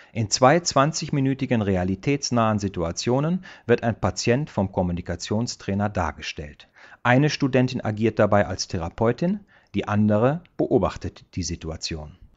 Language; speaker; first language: German; native; German